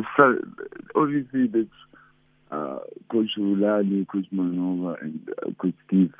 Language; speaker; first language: English; non-native, local second language; Venda